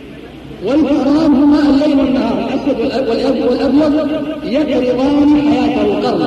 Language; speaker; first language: Arabic; native; Arabic